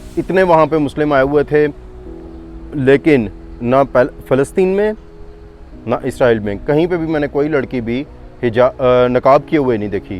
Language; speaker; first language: Urdu; non-native, local second language; Punjabi